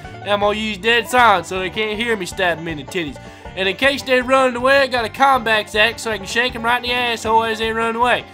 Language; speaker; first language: English; native; English